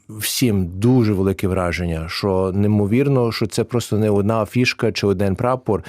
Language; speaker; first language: Ukrainian; early bilingual, heritage; Ukrainian